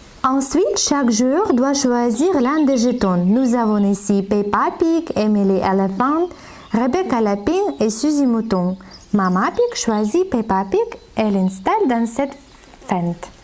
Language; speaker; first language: French; non-native, learner; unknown